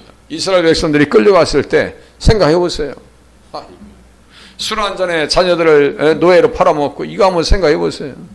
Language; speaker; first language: Korean; native; Korean